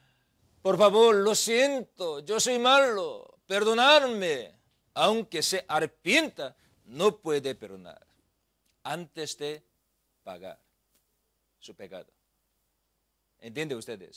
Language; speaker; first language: Spanish; non-native, learner; Korean